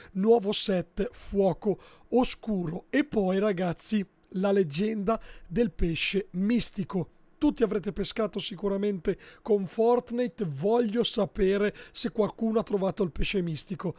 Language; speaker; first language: Italian; native; Italian